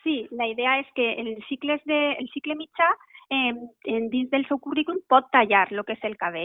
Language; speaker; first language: Catalan; native; Catalan